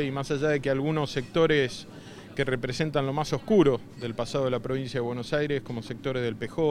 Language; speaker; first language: Spanish; native; Spanish